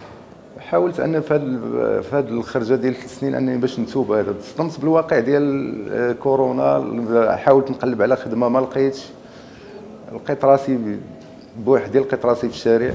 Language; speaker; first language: Arabic; native; Arabic